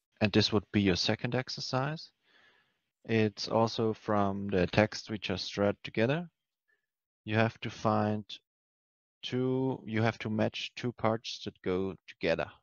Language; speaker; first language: English; non-native, fluent; German